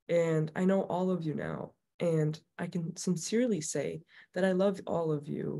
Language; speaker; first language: English; native; English